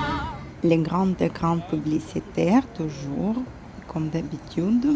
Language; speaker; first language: French; non-native, fluent; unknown